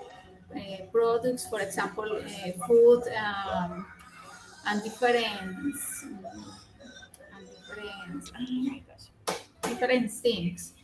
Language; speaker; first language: English; non-native, learner; Spanish